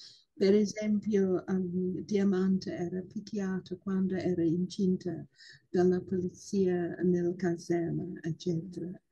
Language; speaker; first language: Italian; non-native, fluent; English